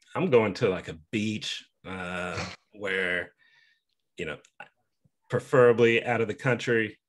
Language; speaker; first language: English; native; English